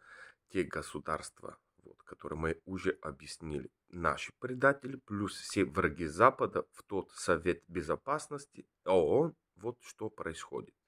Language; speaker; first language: Russian; non-native, learner; Bulgarian